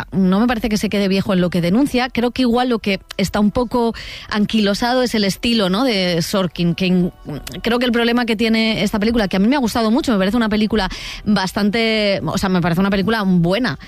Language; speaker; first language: Spanish; native; Spanish